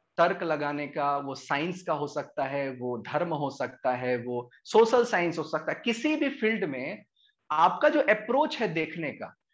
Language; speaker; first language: Hindi; native; Hindi